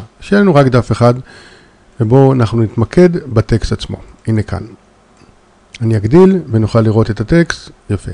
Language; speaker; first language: Hebrew; native; Hebrew